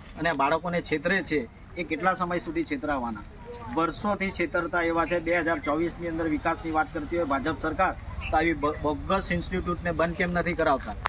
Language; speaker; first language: Gujarati; native; Gujarati